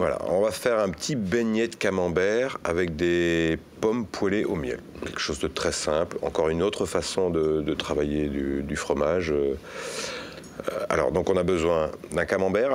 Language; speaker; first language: French; native; French